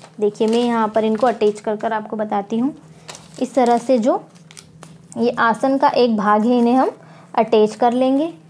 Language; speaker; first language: Hindi; native; Hindi